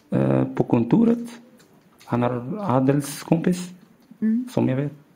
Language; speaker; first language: Swedish; non-native, learner; Arabic